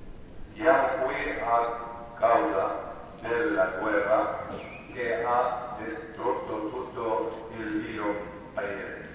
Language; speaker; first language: Italian; non-native, learner; Arabic